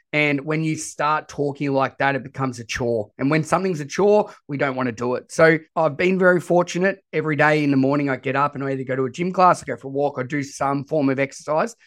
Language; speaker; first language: English; native; English